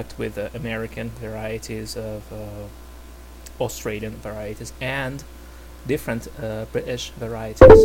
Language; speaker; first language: English; non-native, fluent; Portuguese